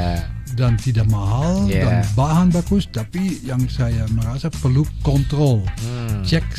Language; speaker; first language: Indonesian; non-native, fluent; Dutch